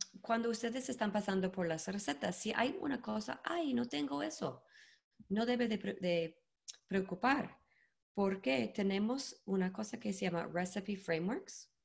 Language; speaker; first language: Spanish; non-native, learner; English